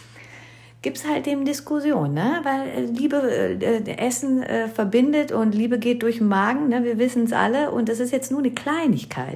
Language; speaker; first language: German; early bilingual, other home language; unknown